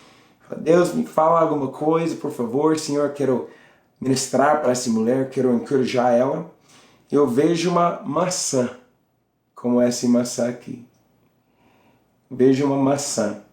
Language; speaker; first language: Portuguese; non-native, learner; English